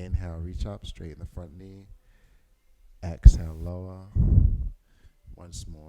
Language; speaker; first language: English; native; English